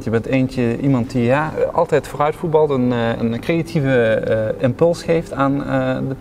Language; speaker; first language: Dutch; native; Dutch